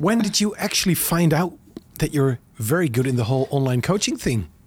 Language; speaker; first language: English; non-native, fluent; Dutch